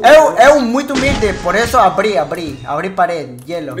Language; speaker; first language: Portuguese; non-native, learner; Spanish